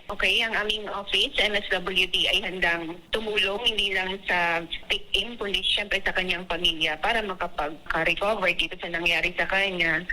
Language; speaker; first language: Filipino; native; Filipino